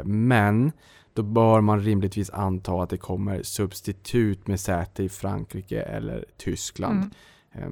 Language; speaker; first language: Swedish; native; Swedish